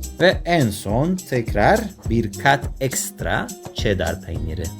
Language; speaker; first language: Turkish; non-native, learner; Spanish